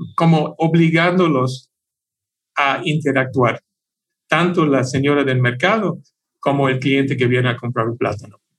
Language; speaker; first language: Spanish; non-native, fluent; English